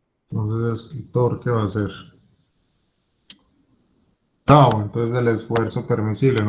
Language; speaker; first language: Spanish; native; Spanish